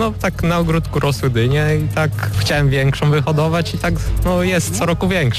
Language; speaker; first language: Polish; native; Polish